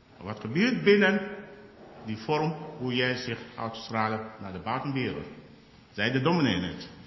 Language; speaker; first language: Dutch; non-native, fluent; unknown